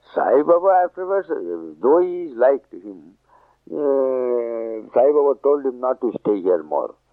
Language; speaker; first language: English; non-native, local second language; Marathi